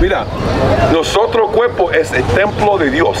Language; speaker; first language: Spanish; early bilingual, heritage; Spanish